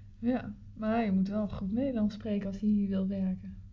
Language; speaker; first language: Dutch; native; Dutch